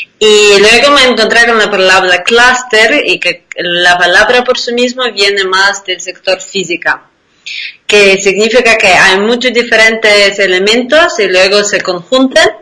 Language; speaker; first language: Spanish; non-native, fluent; Ukrainian